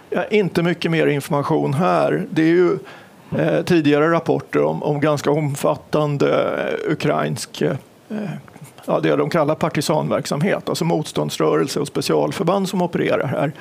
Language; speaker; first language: Swedish; native; Swedish